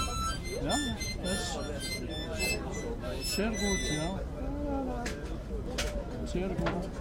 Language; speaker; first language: German; non-native, learner; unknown